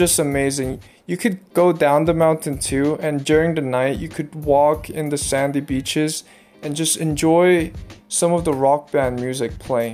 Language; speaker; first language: English; non-native, local second language; Korean